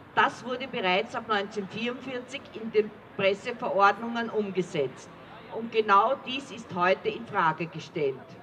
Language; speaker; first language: German; native; German